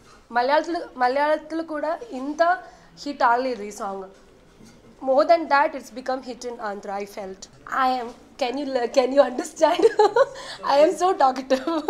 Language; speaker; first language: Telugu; non-native, learner; Malayalam